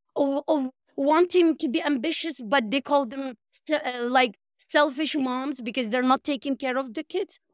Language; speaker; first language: English; non-native, fluent; Arabic